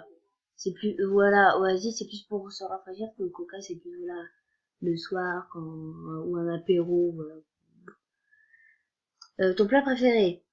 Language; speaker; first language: French; native; French